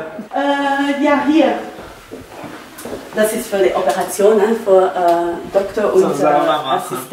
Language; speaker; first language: German; non-native, learner; Dutch